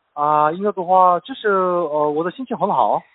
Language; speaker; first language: Chinese; non-native, learner; Korean